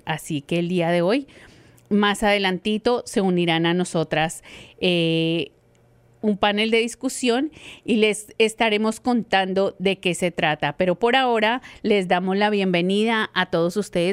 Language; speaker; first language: Spanish; native; Spanish